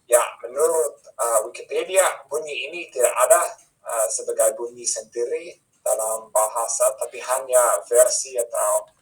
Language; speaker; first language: Indonesian; non-native, fluent; English